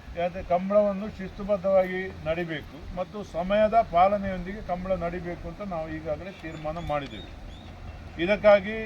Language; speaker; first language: Kannada; non-native, local second language; Tulu